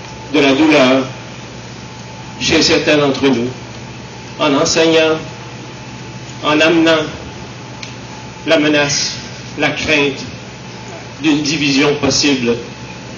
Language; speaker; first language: French; native; French